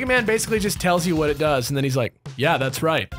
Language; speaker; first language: English; native; English